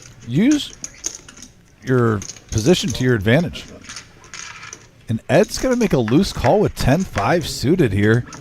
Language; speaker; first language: English; native; English